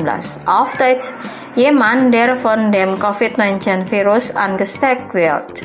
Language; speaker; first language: German; non-native, fluent; Indonesian